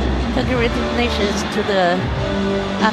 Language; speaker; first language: English; non-native, learner; Chinese